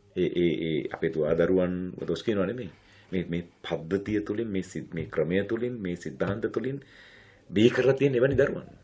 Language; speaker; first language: Sinhala; non-native, local second language; Tamil